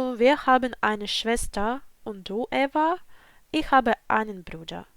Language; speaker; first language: German; non-native, fluent; Ukrainian